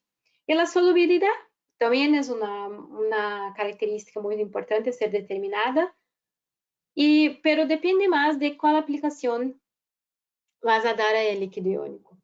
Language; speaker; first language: Spanish; non-native, fluent; Portuguese